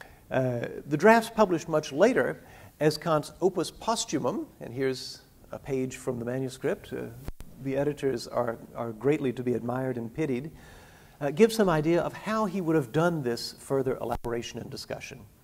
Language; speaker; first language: English; native; English